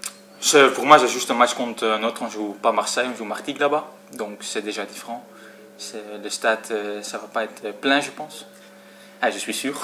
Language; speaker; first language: French; non-native, fluent; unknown